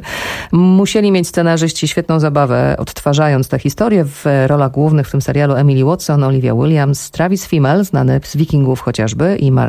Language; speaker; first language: Polish; native; Polish